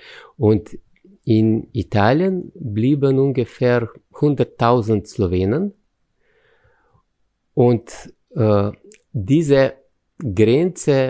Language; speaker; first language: German; non-native, fluent; Slovenian